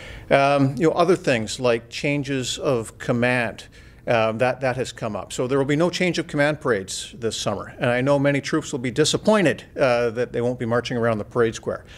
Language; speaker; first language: English; native; English